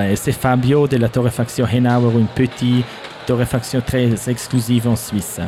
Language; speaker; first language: French; non-native, learner; German